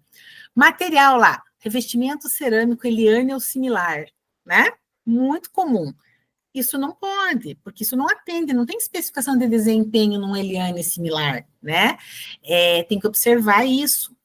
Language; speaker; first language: Portuguese; native; Portuguese